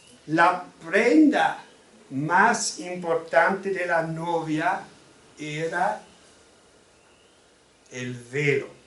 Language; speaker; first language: Spanish; non-native, fluent; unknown